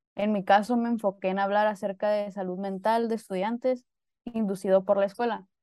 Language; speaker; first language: Spanish; native; Spanish